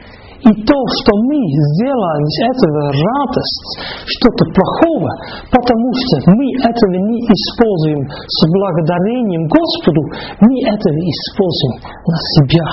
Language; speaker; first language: Russian; non-native, fluent; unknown